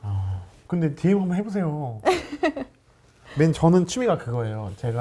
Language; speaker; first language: Korean; native; Korean